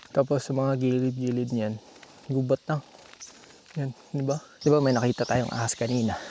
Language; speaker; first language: Filipino; non-native, local second language; Cebuano